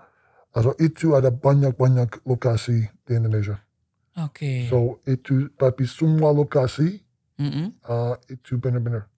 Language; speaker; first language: Indonesian; non-native, learner; English